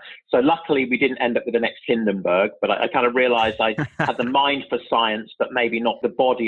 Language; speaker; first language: English; native; English